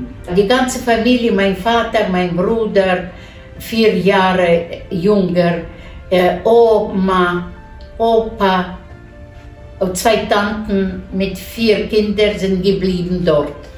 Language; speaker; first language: German; non-native, learner; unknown